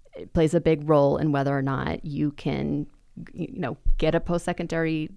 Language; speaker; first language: English; native; English